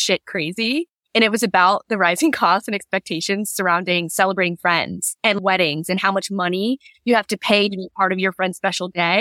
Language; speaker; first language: English; native; English